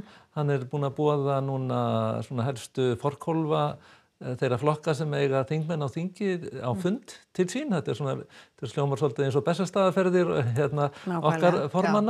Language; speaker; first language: Icelandic; native; Icelandic